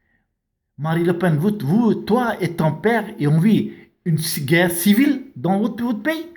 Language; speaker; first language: French; non-native, learner; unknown